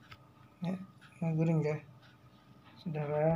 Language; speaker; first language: Indonesian; non-native, local second language; Banjar